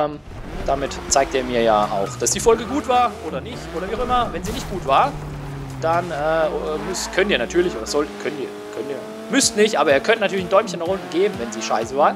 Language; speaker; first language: German; native; German